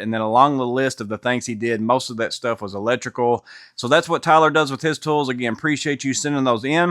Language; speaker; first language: English; native; English